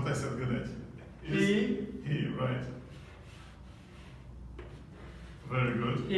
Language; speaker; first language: Russian; non-native, local second language; Chechen